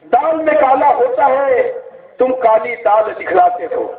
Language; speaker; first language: Hindi; non-native, local second language; Marathi